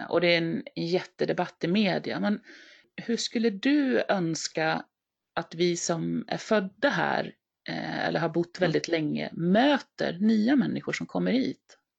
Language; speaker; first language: Swedish; native; Swedish